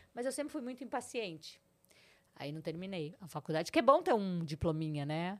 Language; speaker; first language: Portuguese; native; Portuguese